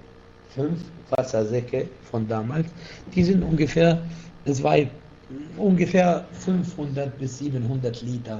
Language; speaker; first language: German; non-native, fluent; Arabic